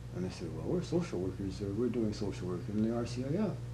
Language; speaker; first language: English; native; English